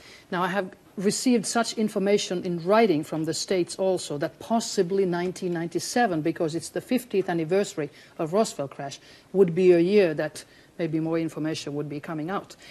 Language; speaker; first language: English; non-native, fluent; Finnish